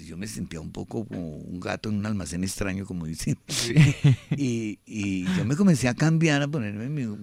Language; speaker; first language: Spanish; native; Spanish